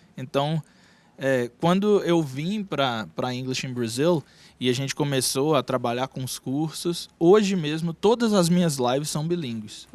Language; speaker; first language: Portuguese; native; Portuguese